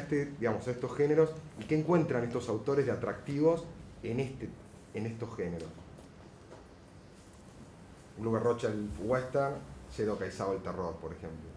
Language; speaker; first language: Spanish; native; Spanish